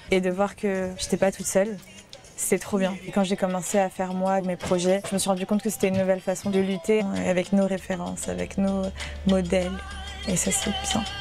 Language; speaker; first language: French; early bilingual, other home language; Spanish